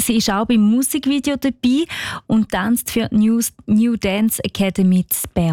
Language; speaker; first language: German; native; German